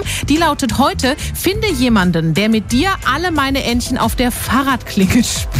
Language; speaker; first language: German; native; German